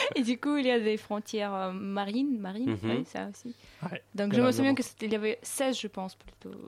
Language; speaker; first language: French; non-native, fluent; Russian